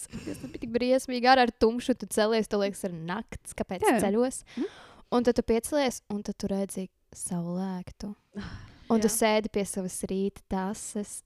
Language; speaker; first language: Latvian; native; Latvian